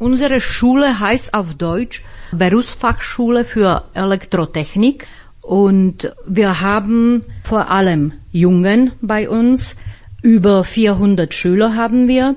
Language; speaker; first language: German; non-native, fluent; Slovak